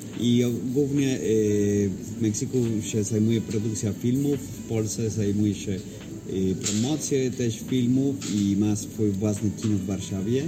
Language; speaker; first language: Polish; non-native, fluent; Spanish